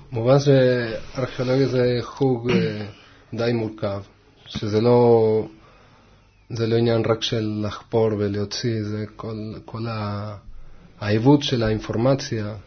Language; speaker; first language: Hebrew; non-native, fluent; Spanish